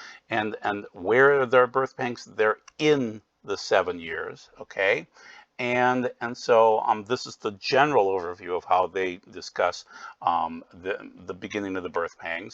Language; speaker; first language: English; native; English